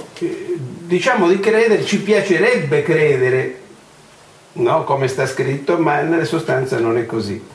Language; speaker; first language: Italian; non-native, fluent; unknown